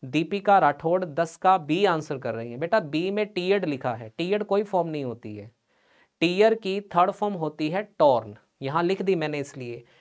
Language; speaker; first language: Hindi; non-native, local second language; Punjabi